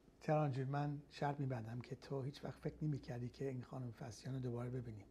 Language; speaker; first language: Persian; early bilingual, heritage; Persian